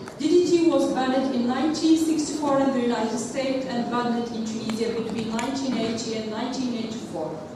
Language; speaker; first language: English; non-native, local second language; Arabic